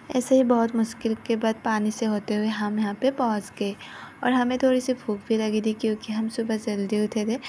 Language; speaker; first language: Hindi; non-native, local second language; Assamese